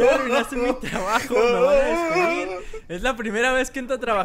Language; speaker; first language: Spanish; native; Spanish